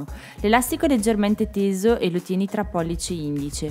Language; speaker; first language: Italian; native; Italian